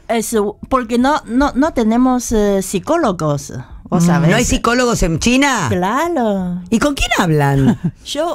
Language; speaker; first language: Spanish; non-native, fluent; Chinese